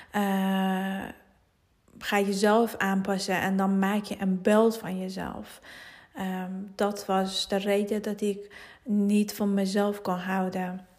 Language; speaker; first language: Dutch; non-native, fluent; Persian